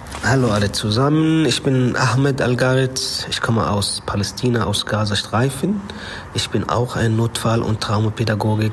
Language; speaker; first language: German; non-native, fluent; Arabic